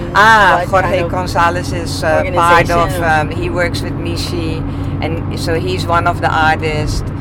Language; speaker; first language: English; non-native, fluent; Dutch